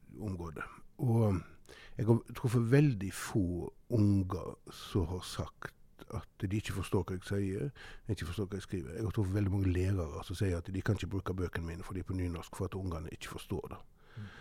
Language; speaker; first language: Norwegian; native; Norwegian